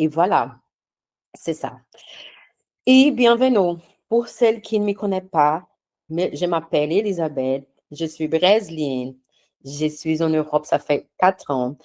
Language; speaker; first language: French; non-native, fluent; Portuguese